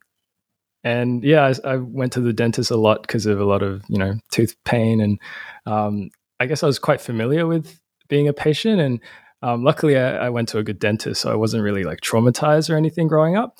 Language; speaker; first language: English; native; English